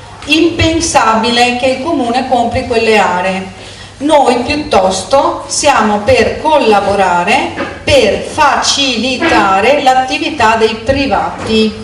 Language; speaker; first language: Italian; native; Italian